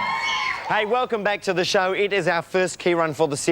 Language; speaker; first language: English; native; English